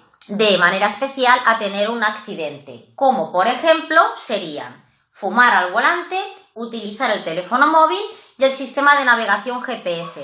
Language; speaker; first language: Spanish; native; Spanish